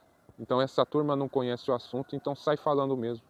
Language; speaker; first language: Portuguese; native; Portuguese